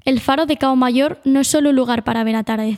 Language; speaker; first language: Spanish; native; Spanish